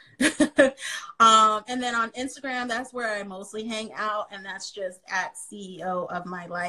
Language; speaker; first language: English; native; English